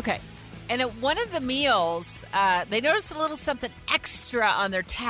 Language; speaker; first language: English; native; English